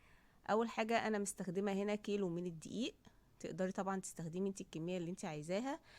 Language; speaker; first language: Arabic; native; Arabic